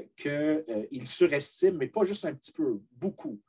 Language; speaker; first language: French; native; French